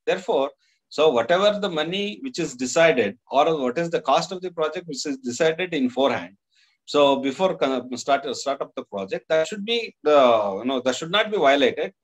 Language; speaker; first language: English; non-native, local second language; Kannada